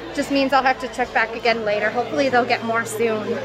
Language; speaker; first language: English; native; English